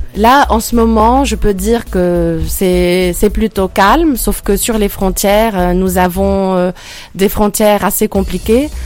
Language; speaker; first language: French; non-native, local second language; Arabic